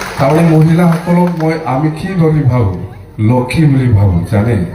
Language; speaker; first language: Assamese; non-native, local second language; Bodo